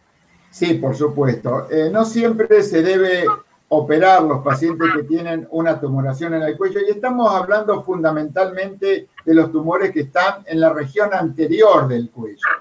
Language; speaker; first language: Spanish; native; Spanish